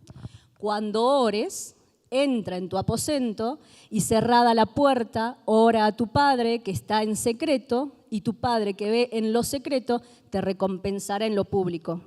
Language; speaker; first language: Spanish; native; Spanish